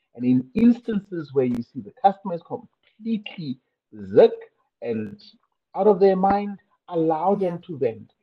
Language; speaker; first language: English; non-native, local second language; Tswana